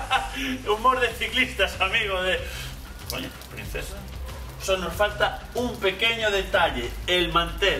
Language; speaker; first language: Spanish; native; Spanish